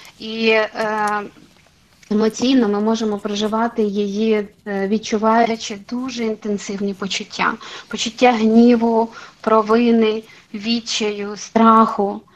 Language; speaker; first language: Ukrainian; non-native, local second language; Russian